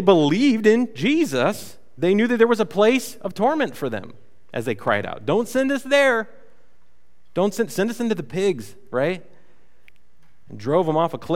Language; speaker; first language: English; native; English